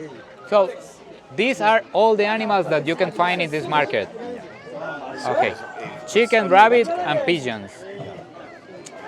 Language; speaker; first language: English; non-native, learner; Spanish